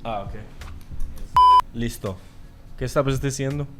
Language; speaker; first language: Spanish; non-native, learner; English